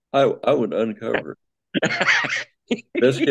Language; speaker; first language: English; native; English